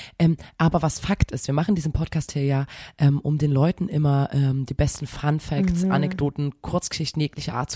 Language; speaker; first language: German; native; German